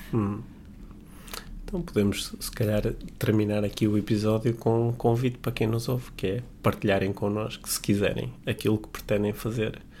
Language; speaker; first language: Portuguese; native; Portuguese